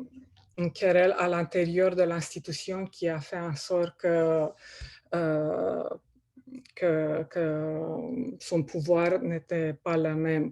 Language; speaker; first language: French; non-native, fluent; Romanian